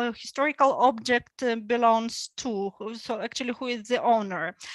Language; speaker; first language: English; non-native, fluent; Ukrainian